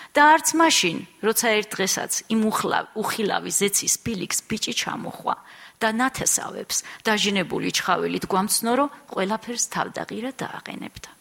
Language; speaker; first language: Georgian; native; Georgian